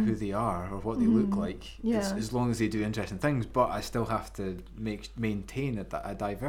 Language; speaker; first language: English; native; English